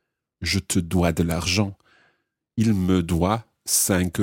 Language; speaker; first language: French; non-native, fluent; English